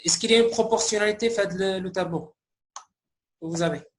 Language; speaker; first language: French; non-native, local second language; Arabic